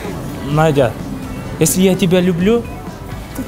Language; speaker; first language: Russian; non-native, local second language; Kyrgyz